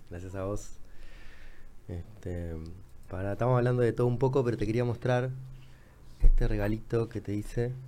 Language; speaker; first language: Spanish; native; Spanish